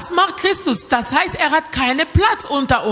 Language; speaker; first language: German; non-native, learner; French